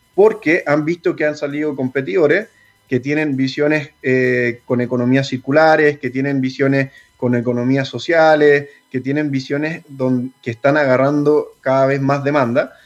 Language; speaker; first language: Spanish; native; Spanish